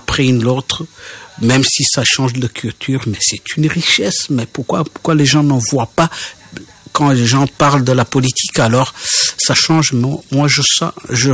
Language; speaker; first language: French; non-native, local second language; Kinyarwanda